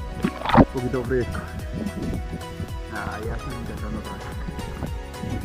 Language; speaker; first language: Spanish; native; Spanish